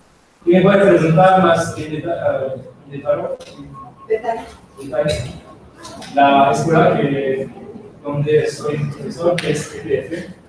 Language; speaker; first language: Spanish; non-native, learner; French